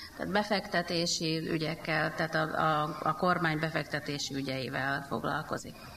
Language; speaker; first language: Hungarian; native; Hungarian